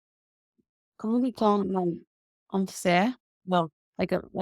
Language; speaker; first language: French; non-native, learner; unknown